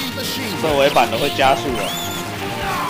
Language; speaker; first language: Chinese; native; Chinese